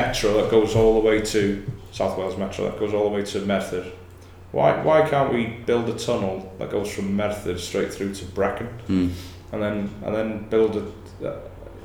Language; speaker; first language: English; native; English